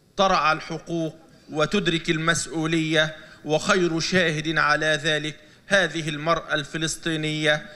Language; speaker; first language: Arabic; native; Arabic